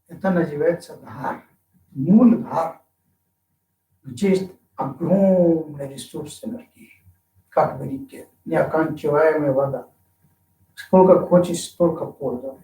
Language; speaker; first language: Russian; non-native, fluent; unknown